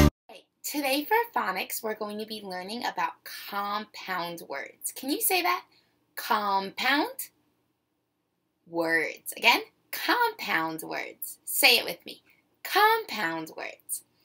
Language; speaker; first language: English; native; English